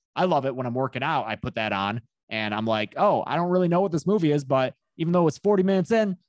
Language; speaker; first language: English; native; English